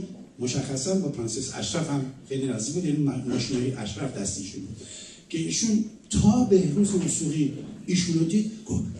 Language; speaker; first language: Persian; native; Persian